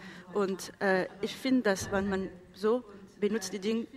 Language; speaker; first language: German; non-native, learner; French